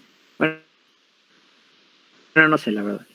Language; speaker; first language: Spanish; native; Spanish